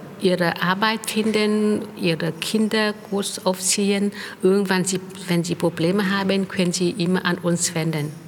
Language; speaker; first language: German; non-native, fluent; Vietnamese